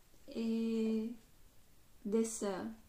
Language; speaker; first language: French; non-native, learner; Filipino